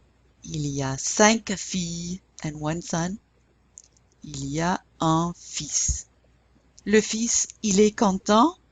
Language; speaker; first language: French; non-native, fluent; English